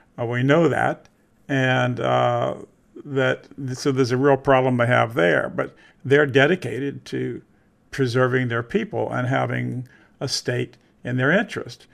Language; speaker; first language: English; native; English